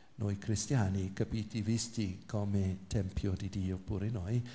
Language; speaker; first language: Italian; non-native, fluent; English